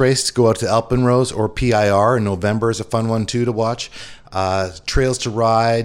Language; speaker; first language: English; native; English